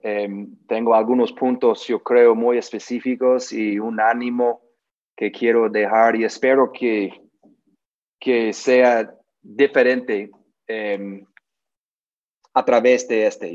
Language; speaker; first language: Spanish; non-native, learner; English